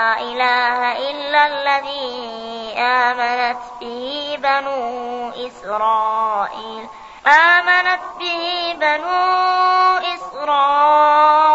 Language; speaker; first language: Arabic; native; Arabic